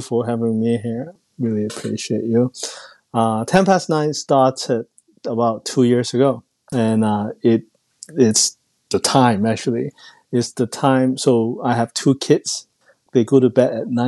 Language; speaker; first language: English; non-native, local second language; Cantonese